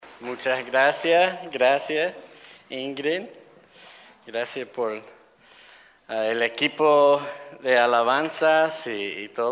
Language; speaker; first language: Spanish; non-native, fluent; English